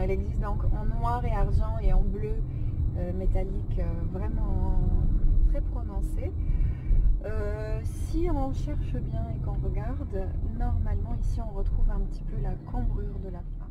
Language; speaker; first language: French; native; French